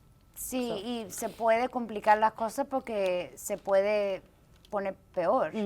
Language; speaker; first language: Spanish; early bilingual, heritage; Spanish